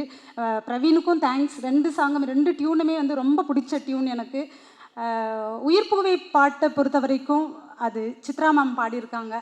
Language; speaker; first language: Tamil; native; Tamil